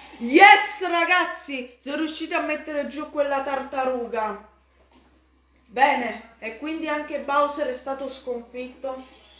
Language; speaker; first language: Italian; native; Italian